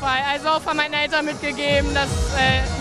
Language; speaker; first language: German; native; German